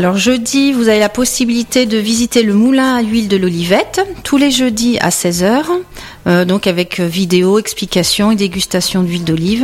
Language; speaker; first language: French; native; French